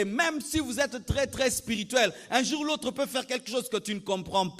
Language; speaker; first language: French; non-native, local second language; Lingala